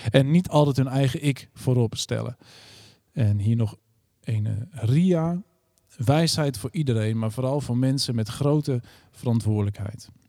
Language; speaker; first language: Dutch; native; Dutch